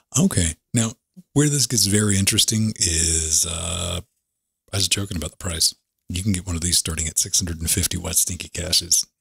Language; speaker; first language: English; native; English